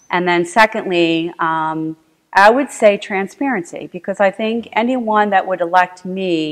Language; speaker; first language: English; native; English